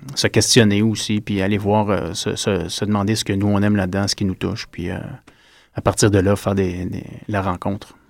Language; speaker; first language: French; native; French